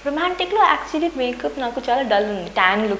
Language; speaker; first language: Telugu; non-native, learner; Hindi